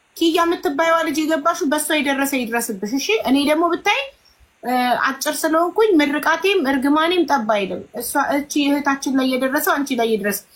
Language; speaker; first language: Amharic; native; Amharic